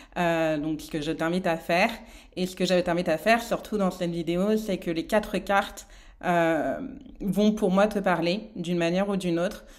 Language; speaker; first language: French; native; French